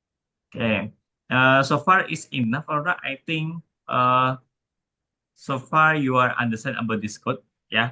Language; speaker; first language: English; non-native, learner; Indonesian